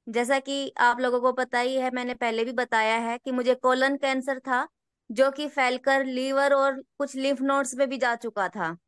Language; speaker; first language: Hindi; native; Hindi